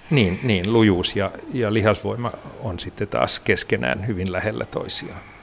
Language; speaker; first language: Finnish; non-native, local second language; Swedish